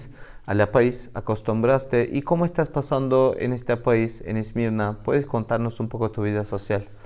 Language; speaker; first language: Spanish; non-native, learner; Turkish